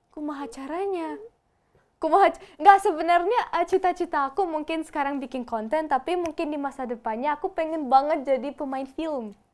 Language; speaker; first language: Indonesian; non-native, fluent; German